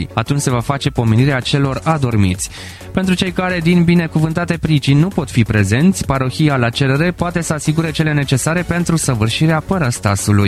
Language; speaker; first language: Romanian; native; Romanian